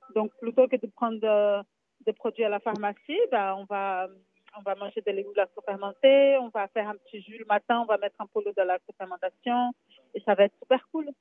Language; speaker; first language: French; non-native, fluent; Portuguese